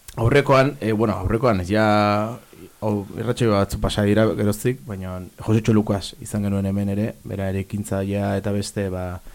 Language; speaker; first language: Basque; native; Basque